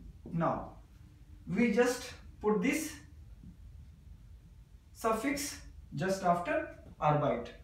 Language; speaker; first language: English; non-native, local second language; Hindi